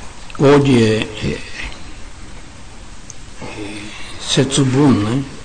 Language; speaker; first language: Portuguese; non-native, learner; Japanese